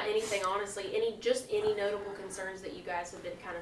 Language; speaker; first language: English; native; English